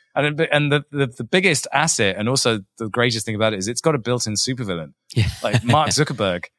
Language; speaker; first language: English; native; English